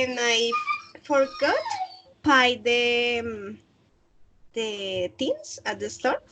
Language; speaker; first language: English; non-native, learner; Spanish